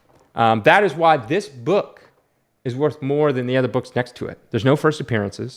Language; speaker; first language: English; native; English